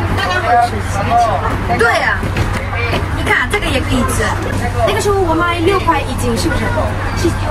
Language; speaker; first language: Chinese; non-native, learner; Ukrainian